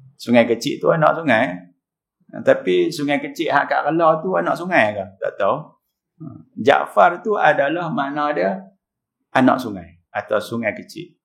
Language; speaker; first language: Malay; native; Malay